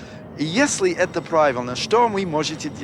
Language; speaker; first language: Russian; non-native, learner; English